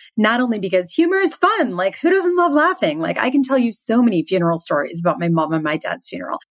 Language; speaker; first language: English; native; English